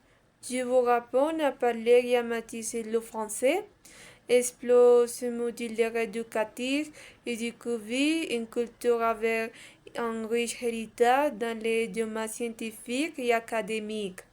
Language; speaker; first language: French; non-native, learner; Spanish